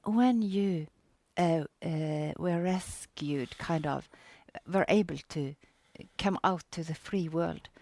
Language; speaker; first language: English; non-native, fluent; Norwegian